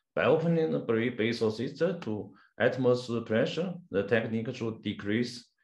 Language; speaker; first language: English; non-native, learner; Chinese